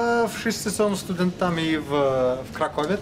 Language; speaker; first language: Polish; non-native, learner; Kazakh